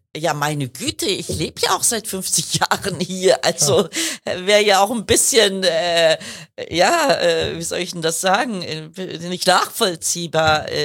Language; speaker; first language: German; early bilingual, other home language; Kurdish